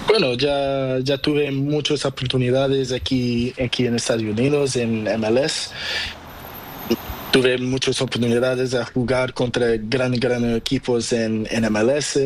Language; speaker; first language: Spanish; non-native, learner; Portuguese